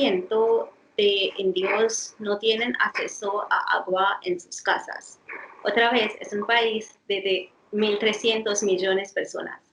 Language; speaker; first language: Spanish; non-native, fluent; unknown